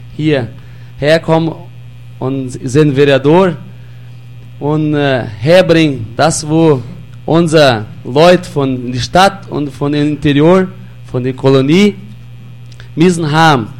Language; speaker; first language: German; early bilingual, heritage; German